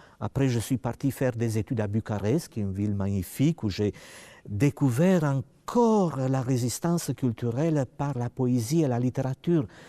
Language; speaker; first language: French; non-native, fluent; Romanian